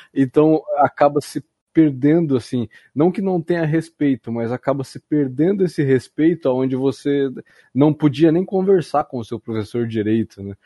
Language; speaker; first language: Portuguese; native; Portuguese